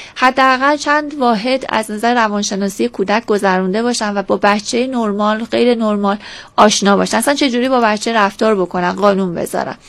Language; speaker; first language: Persian; non-native, local second language; Azerbaijani